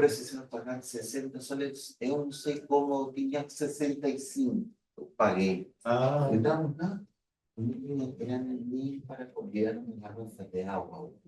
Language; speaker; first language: Portuguese; non-native, fluent; Spanish